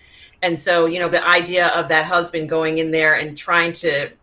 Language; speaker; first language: English; native; English